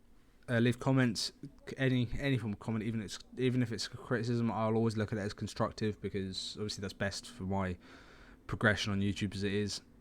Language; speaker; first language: English; native; English